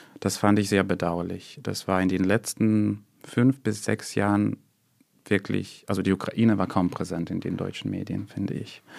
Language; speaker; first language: German; non-native, fluent; Russian